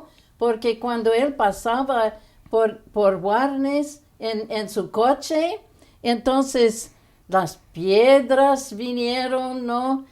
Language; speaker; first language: Spanish; non-native, fluent; English